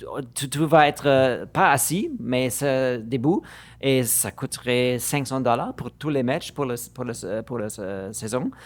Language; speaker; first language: French; non-native, fluent; German